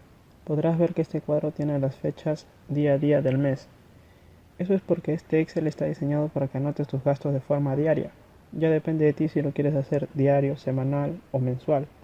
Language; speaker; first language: Spanish; native; Spanish